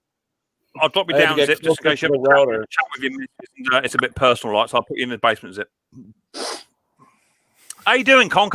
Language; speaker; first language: English; native; English